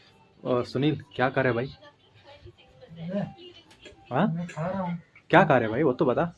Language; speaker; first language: Hindi; non-native, local second language; Kannada